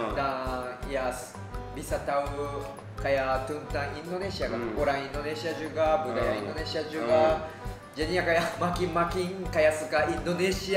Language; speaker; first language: Indonesian; non-native, fluent; Japanese